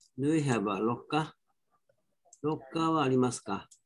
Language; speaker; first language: Japanese; native; Japanese